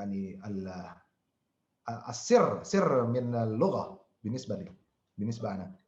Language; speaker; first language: Arabic; non-native, fluent; Indonesian